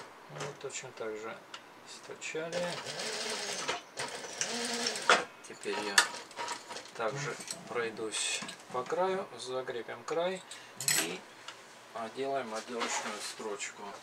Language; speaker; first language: Russian; native; Russian